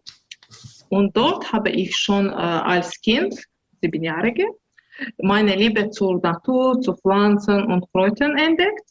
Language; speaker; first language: German; non-native, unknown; Azerbaijani